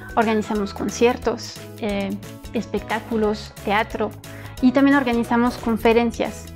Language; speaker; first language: Spanish; non-native, fluent; French